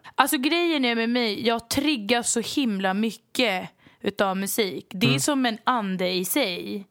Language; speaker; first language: Swedish; early bilingual, other home language; Lingala